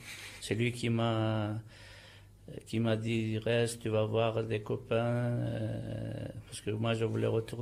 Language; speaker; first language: French; non-native, fluent; Turkish